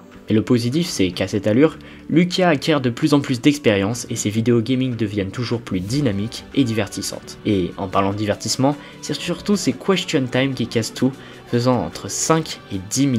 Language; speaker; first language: French; native; French